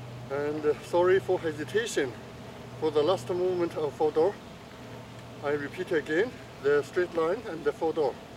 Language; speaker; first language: English; non-native, learner; Chinese